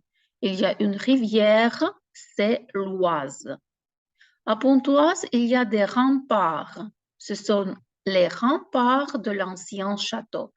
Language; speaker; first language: French; non-native, fluent; Ukrainian